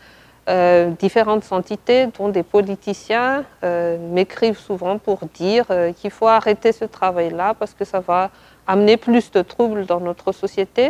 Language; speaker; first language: French; non-native, local second language; Malagasy